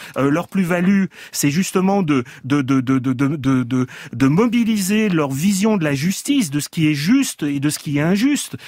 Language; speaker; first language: French; native; French